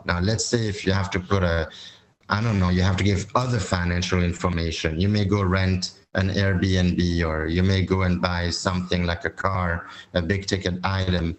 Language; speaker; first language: English; non-native, fluent; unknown